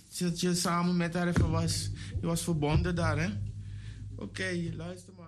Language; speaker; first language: Dutch; native; Dutch